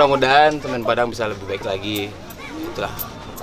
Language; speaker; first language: Indonesian; native; Indonesian